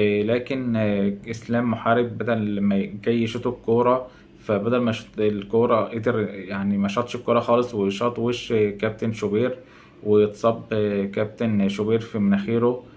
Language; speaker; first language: Arabic; native; Arabic